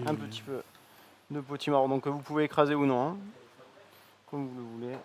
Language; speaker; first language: French; native; French